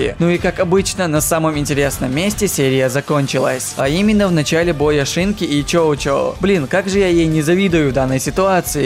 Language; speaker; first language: Russian; native; Russian